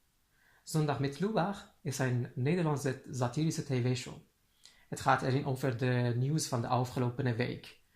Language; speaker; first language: Dutch; non-native, fluent; Persian